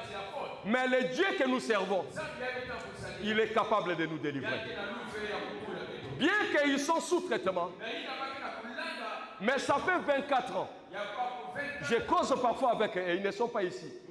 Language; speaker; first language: French; non-native, local second language; Lingala